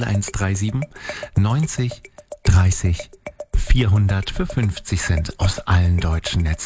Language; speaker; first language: German; native; German